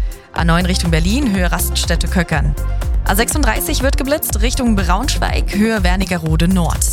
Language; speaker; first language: German; native; German